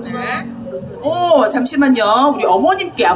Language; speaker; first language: Korean; native; Korean